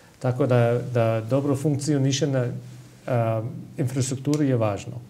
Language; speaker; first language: Serbian; non-native, fluent; English